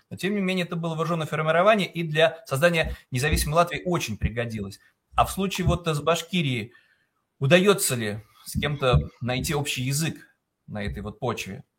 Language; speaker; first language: Russian; native; Russian